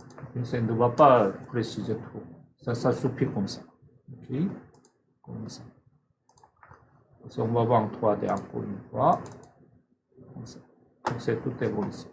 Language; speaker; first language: French; non-native, fluent; Korean